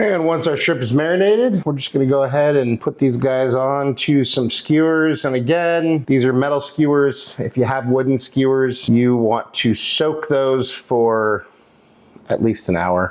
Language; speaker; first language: English; native; English